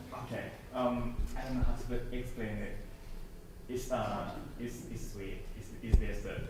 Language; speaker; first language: English; non-native, learner; Thai